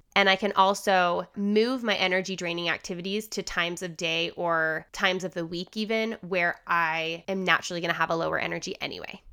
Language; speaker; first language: English; native; English